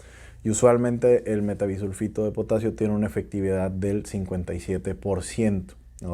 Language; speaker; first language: Spanish; native; Spanish